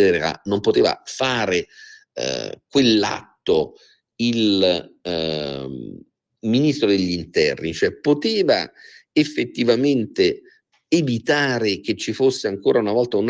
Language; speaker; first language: Italian; native; Italian